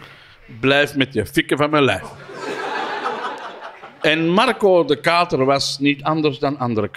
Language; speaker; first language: Dutch; native; Dutch